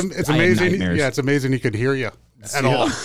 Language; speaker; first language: English; native; English